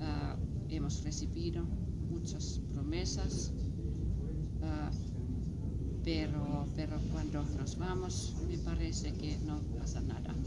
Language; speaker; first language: Spanish; non-native, fluent; Finnish